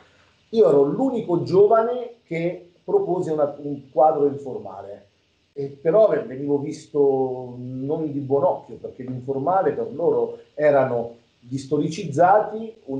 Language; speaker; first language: Italian; native; Italian